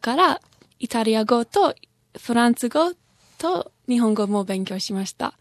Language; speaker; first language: Japanese; non-native, fluent; English